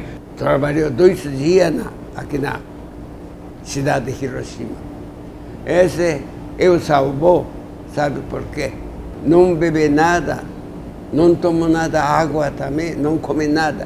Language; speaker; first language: Portuguese; non-native, learner; Japanese